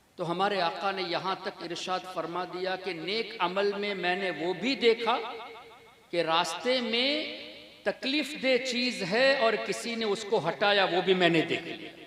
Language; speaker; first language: Urdu; non-native, fluent; Tamil